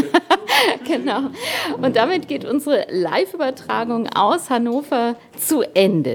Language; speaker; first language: German; native; German